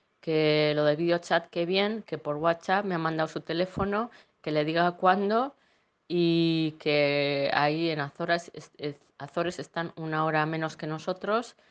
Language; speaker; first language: Spanish; native; Spanish